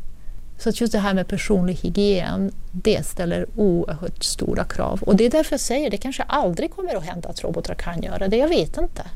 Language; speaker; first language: Swedish; non-native, fluent; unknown